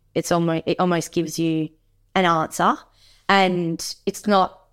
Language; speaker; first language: English; native; English